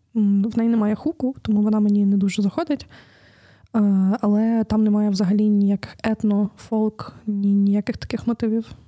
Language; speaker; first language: Ukrainian; native; Ukrainian